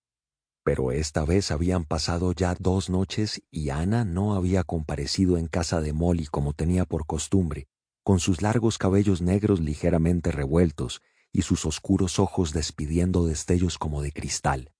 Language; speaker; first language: Spanish; native; Spanish